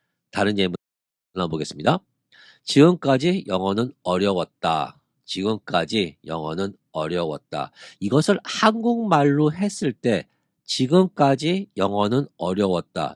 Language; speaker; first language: Korean; native; Korean